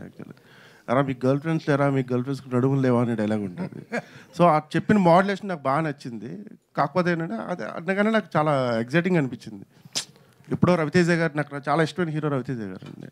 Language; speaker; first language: Telugu; native; Telugu